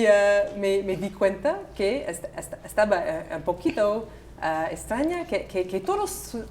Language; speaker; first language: Spanish; non-native, learner; English